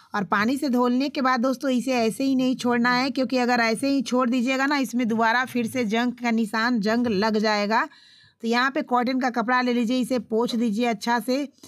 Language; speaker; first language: Hindi; native; Hindi